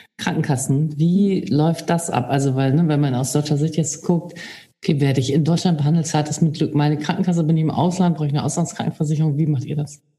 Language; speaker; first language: German; native; German